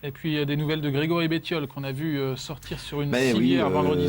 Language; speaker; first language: French; native; French